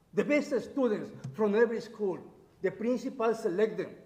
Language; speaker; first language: English; non-native, learner; Spanish